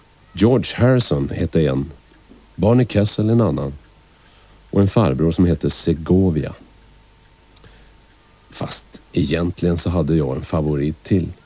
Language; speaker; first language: Swedish; native; Swedish